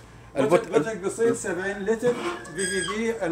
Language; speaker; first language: Arabic; native; Arabic